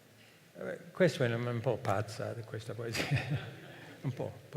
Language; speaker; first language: Italian; non-native, fluent; English